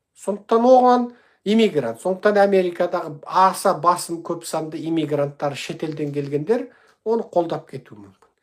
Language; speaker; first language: Kazakh; native; Kazakh